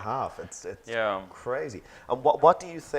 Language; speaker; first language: English; native; English